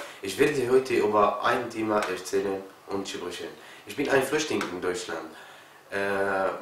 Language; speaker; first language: German; non-native, learner; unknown